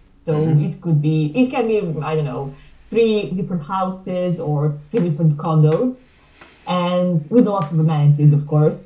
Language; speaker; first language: English; non-native, fluent; Serbian